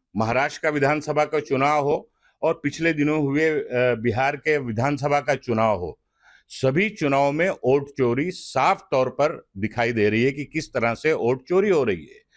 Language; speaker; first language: Hindi; non-native, local second language; Marathi